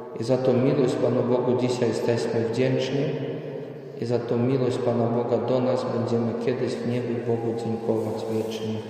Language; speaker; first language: Polish; non-native, local second language; Ukrainian